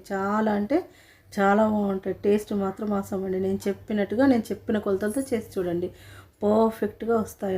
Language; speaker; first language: Telugu; native; Telugu